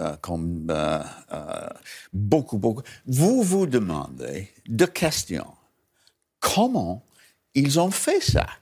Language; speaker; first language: French; non-native, learner; English